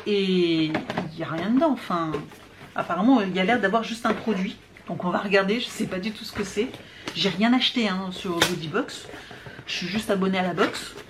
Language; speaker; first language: French; native; French